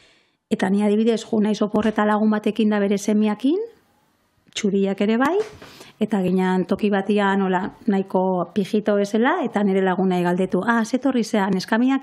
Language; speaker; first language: Basque; native; Basque